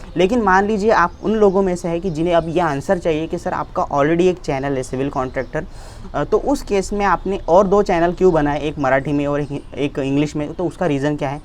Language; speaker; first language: Hindi; non-native, local second language; Marathi